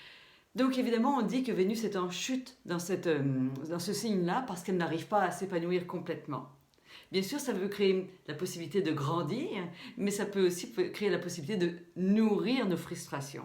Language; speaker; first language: French; native; French